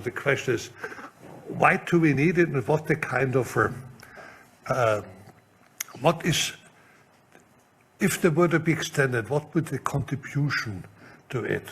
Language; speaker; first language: English; non-native, fluent; German